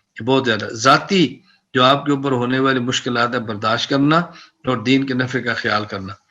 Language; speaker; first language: Urdu; non-native, local second language; Punjabi